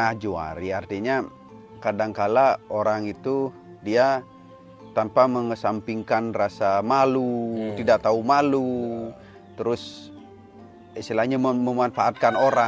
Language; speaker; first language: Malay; non-native, local second language; Balinese